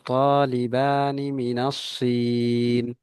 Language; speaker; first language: Arabic; non-native, fluent; Bangla